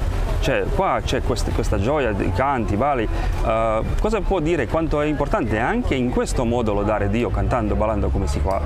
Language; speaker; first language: Italian; non-native, fluent; Croatian